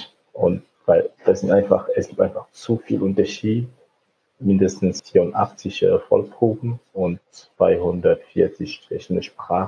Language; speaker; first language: German; non-native, fluent; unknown